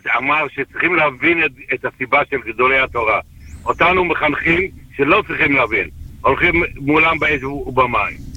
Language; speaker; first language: Hebrew; native; Hebrew